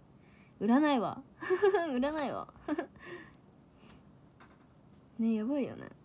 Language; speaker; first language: Japanese; native; Japanese